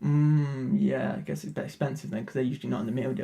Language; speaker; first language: English; native; English